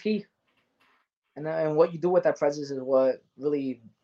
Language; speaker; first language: English; native; English